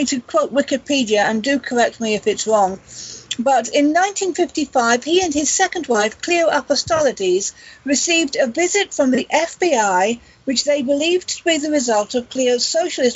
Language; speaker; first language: English; native; English